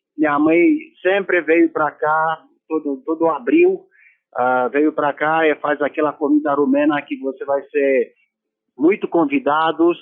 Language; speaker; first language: Portuguese; non-native, fluent; Romanian